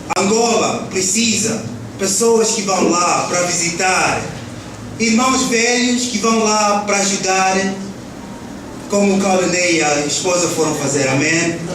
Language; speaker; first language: Portuguese; early bilingual, heritage; Portuguese